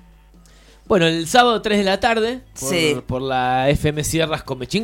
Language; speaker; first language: Spanish; native; Spanish